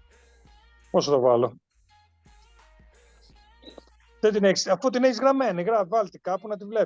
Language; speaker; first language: Greek; native; Greek